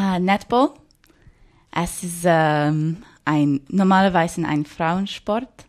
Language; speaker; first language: German; non-native, learner; English